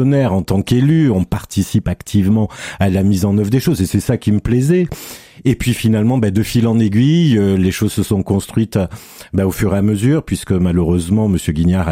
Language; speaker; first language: French; native; French